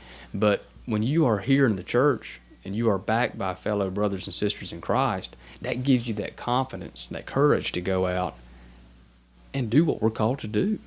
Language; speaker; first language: English; native; English